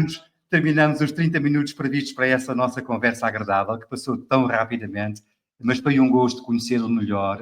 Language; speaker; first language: Portuguese; native; Portuguese